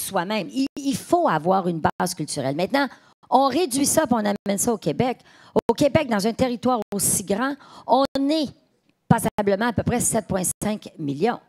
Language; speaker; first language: French; native; French